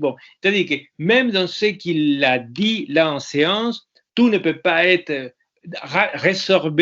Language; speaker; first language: French; non-native, fluent; Spanish